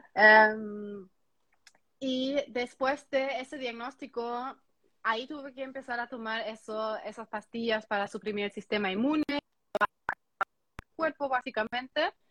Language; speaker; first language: Spanish; non-native, fluent; German